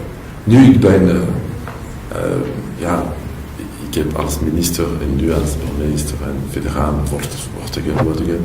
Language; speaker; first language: Dutch; non-native, local second language; French